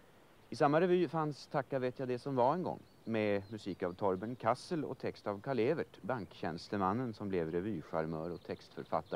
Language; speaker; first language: Swedish; native; Swedish